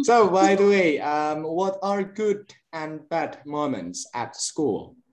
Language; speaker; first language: English; non-native, fluent; Indonesian